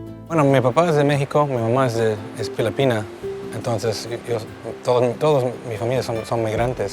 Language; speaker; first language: Spanish; early bilingual, heritage; Spanish